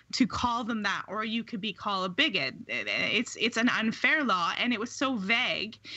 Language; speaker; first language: English; native; English